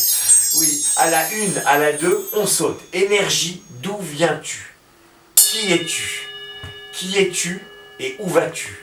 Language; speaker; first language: French; native; French